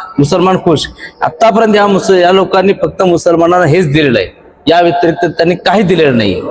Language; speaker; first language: Marathi; non-native, local second language; Urdu